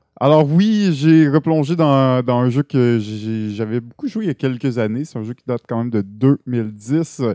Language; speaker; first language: French; native; French